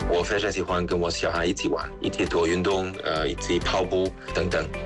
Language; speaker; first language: Chinese; non-native, fluent; German